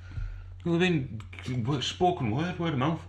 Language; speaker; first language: English; native; English